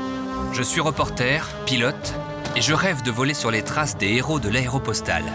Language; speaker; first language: French; native; French